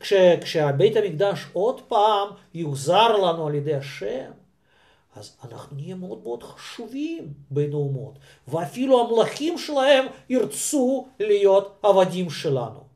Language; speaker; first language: Hebrew; non-native, fluent; Russian